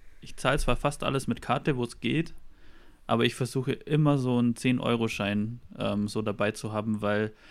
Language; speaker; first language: German; native; German